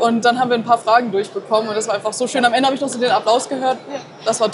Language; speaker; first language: German; native; German